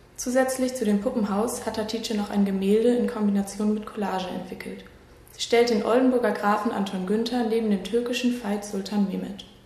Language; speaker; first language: German; native; German